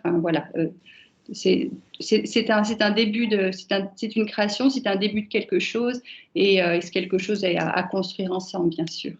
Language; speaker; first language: French; native; French